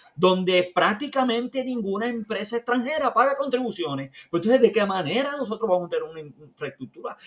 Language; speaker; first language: Spanish; native; Spanish